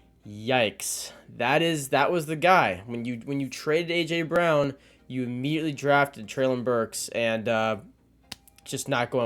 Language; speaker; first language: English; native; English